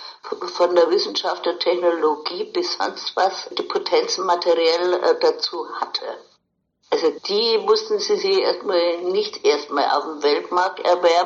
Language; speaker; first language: German; native; German